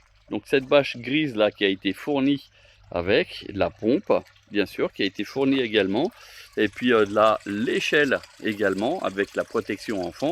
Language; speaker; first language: French; native; French